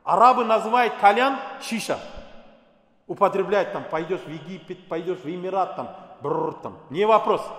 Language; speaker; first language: Russian; non-native, local second language; Kazakh